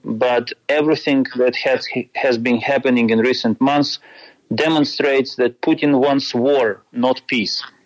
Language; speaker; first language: English; non-native, fluent; Ukrainian